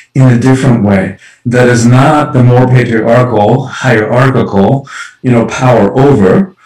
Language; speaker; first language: English; early bilingual, other home language; Spanish